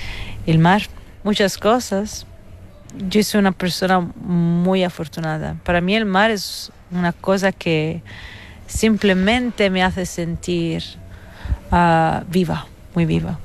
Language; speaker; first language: Spanish; non-native, fluent; Italian